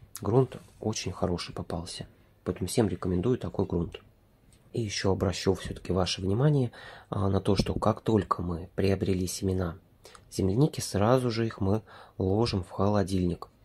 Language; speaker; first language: Russian; native; Russian